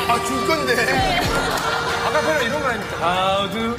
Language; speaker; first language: Korean; native; Korean